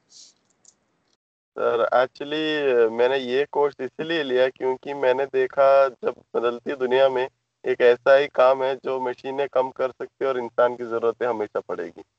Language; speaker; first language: Hindi; non-native, local second language; Malayalam